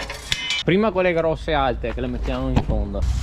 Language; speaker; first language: Italian; native; Italian